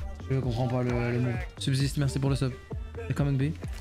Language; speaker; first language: French; native; French